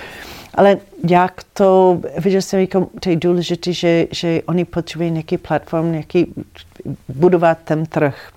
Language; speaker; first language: Czech; non-native, fluent; English